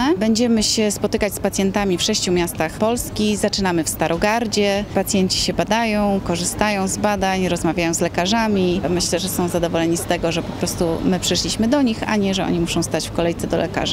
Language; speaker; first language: Polish; native; Polish